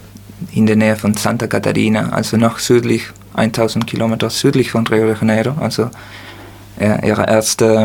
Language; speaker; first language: German; non-native, learner; Spanish